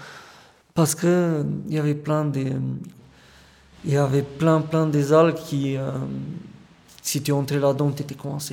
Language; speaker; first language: French; non-native, fluent; Romanian